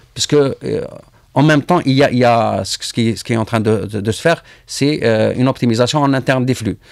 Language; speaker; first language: French; non-native, local second language; Arabic